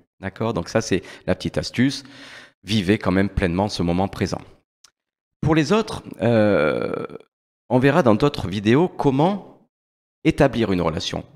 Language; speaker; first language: French; native; French